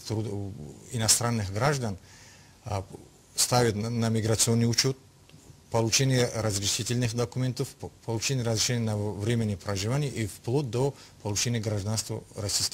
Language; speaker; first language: Russian; non-native, local second language; Tajik